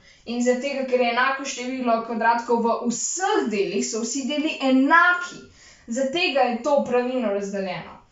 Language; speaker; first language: Slovenian; native; Slovenian